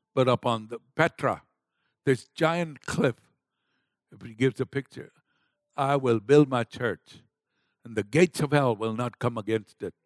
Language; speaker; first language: English; non-native, local second language; Gujarati